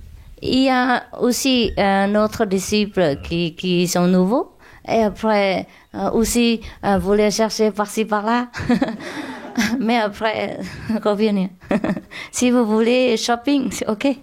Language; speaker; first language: French; non-native, learner; Chinese